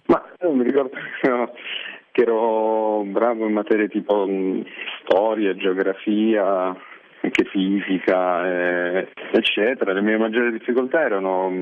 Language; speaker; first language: Italian; early bilingual, other home language; Arabic